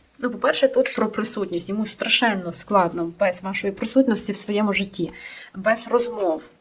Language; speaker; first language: Ukrainian; non-native, local second language; Russian